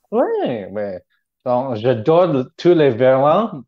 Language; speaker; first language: French; non-native, learner; Cantonese